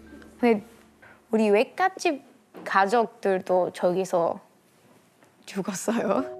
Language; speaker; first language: Korean; non-native, fluent; Bosnian